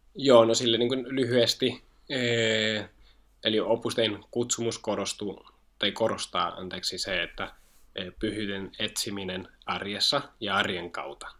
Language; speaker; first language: Finnish; non-native, fluent; Spanish